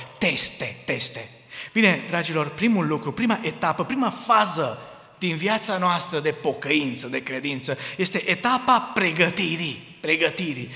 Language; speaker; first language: Romanian; native; Romanian